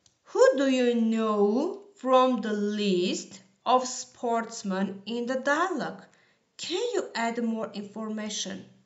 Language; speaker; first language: English; non-native, fluent; Armenian